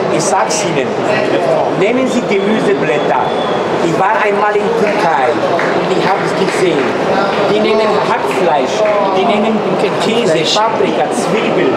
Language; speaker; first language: German; non-native, fluent; Turkish